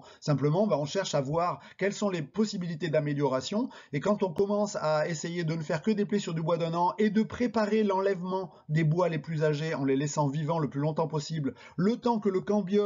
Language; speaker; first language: French; native; French